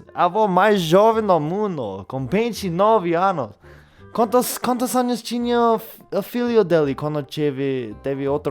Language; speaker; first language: Portuguese; non-native, learner; English